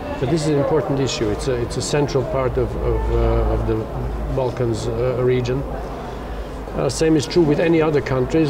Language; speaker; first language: English; non-native, fluent; German